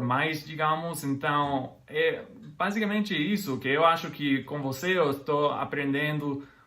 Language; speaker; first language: Portuguese; non-native, fluent; English